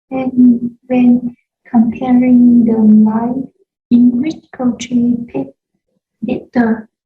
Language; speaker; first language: English; non-native, learner; Vietnamese